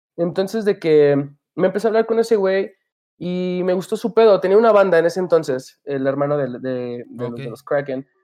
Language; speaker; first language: Spanish; early bilingual, heritage; Spanish